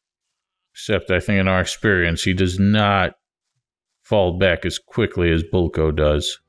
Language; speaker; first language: English; native; English